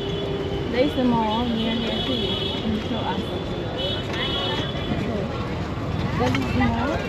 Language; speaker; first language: English; non-native, learner; Thai